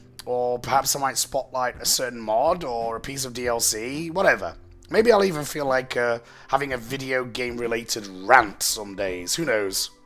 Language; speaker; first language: English; native; English